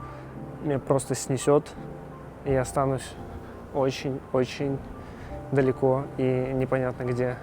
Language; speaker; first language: Russian; native; Russian